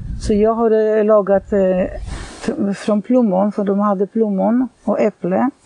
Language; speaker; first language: Swedish; non-native, fluent; Polish